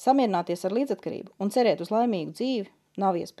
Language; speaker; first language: Latvian; native; Latvian